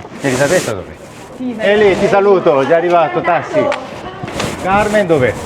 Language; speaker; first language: Italian; non-native, learner; Korean